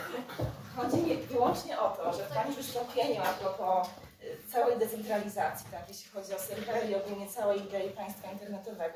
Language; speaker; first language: Polish; native; Polish